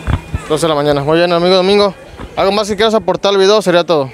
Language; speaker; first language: Spanish; native; Spanish